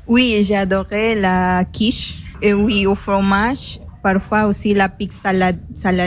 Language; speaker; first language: French; non-native, learner; Spanish